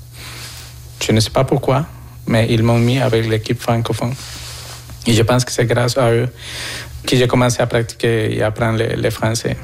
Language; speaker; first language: French; non-native, fluent; Spanish